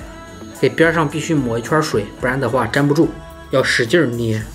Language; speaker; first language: Chinese; native; Chinese